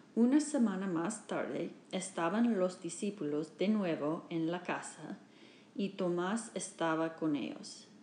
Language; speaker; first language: Spanish; non-native, learner; English